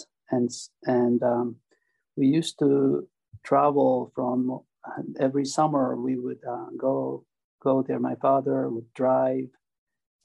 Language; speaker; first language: English; non-native, fluent; Japanese